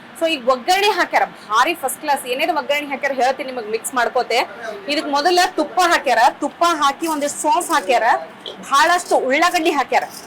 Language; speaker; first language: Kannada; native; Kannada